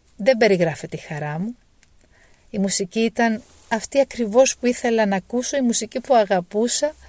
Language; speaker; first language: Greek; native; Greek